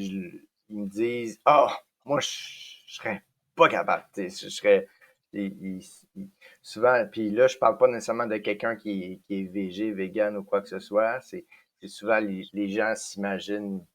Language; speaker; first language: French; native; French